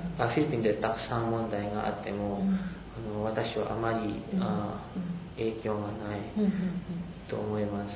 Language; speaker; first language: Japanese; non-native, learner; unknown